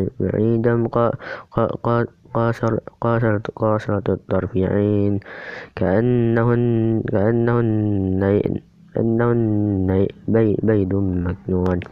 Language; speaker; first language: Arabic; non-native, learner; Indonesian